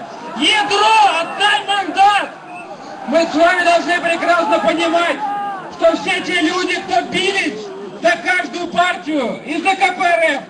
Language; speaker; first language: Russian; native; Russian